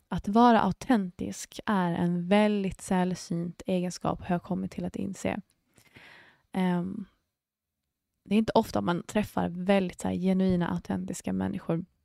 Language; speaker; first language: Swedish; early bilingual, other home language; English